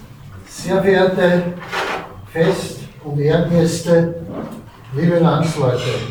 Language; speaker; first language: German; native; German